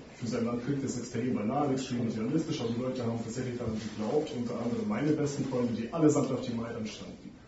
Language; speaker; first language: German; non-native, fluent; Russian